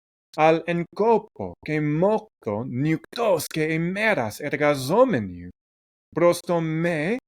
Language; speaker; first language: Greek; non-native, fluent; English